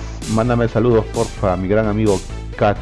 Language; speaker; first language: Spanish; native; Spanish